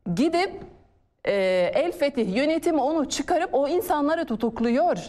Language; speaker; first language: Turkish; non-native, fluent; Arabic